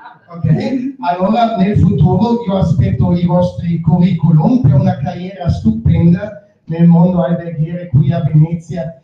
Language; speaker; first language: Italian; non-native, fluent; German